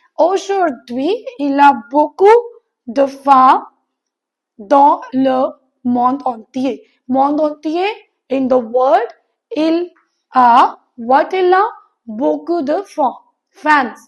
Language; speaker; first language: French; non-native, fluent; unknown